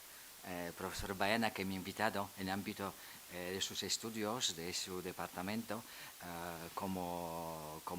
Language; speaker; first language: Spanish; non-native, fluent; Polish